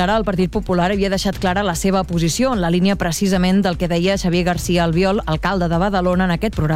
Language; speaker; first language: Catalan; native; Catalan